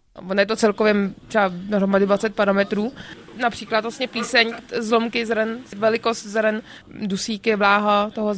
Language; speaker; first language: Czech; native; Czech